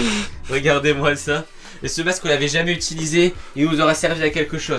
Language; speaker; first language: French; native; French